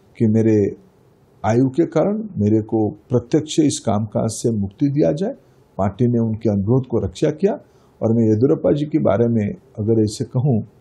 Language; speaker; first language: Hindi; non-native, local second language; Odia